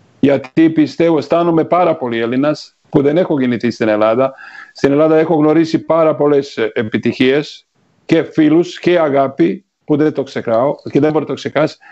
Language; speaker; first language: Greek; non-native, fluent; Serbian